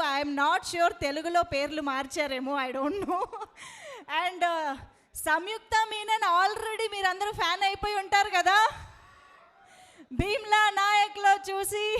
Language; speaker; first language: Telugu; native; Telugu